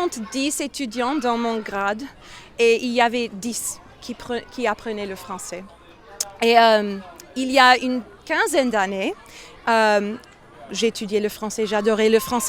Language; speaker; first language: French; non-native, fluent; English